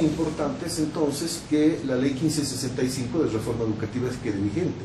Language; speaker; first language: Spanish; native; Spanish